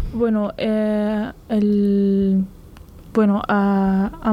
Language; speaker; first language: Spanish; non-native, learner; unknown